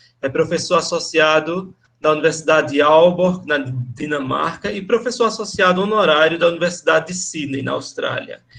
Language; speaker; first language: Portuguese; native; Portuguese